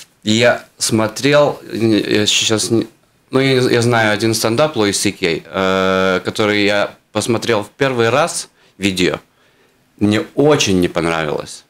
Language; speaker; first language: Russian; non-native, fluent; Latvian